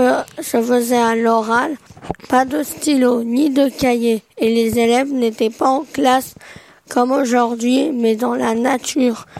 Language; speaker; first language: French; native; French